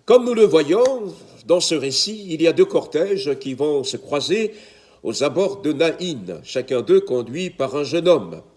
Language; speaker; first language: French; native; French